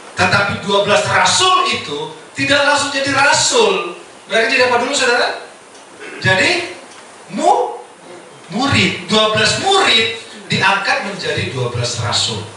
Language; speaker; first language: Indonesian; native; Indonesian